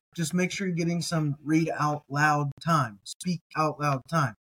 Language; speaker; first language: English; native; English